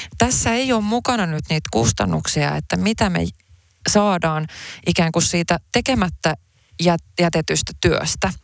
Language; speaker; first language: Finnish; early bilingual, other home language; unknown